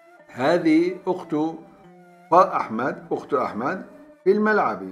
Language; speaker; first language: Arabic; non-native, fluent; Turkish